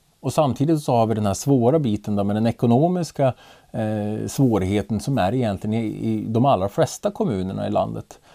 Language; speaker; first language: Swedish; native; Swedish